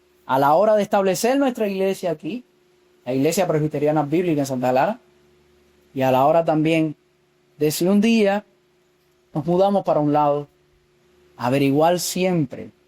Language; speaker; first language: Spanish; native; Spanish